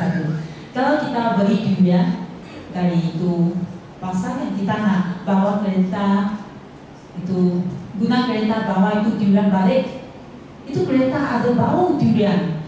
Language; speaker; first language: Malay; non-native, local second language; Chinese